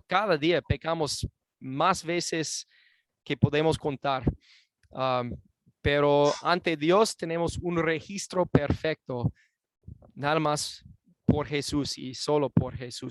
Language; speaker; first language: Spanish; non-native, fluent; English